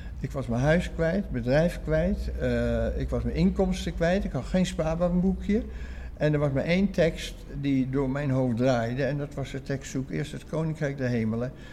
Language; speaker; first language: Dutch; native; Dutch